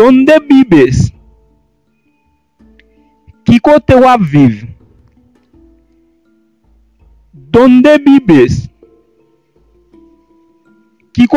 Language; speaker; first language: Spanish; non-native, fluent; Haitian Creole